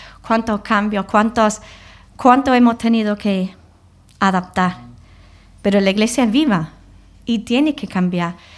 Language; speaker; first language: Spanish; non-native, fluent; English